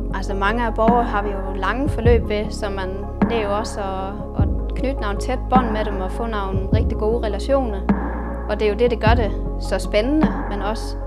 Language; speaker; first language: Danish; native; Danish